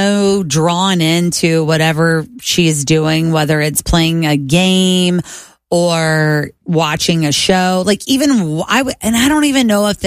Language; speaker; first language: English; native; English